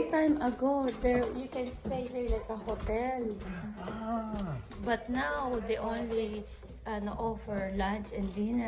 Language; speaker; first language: English; non-native, learner; Japanese